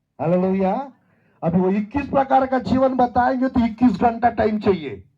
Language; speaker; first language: Hindi; non-native, local second language; Telugu